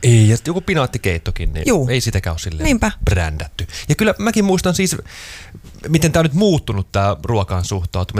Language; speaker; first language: Finnish; native; Finnish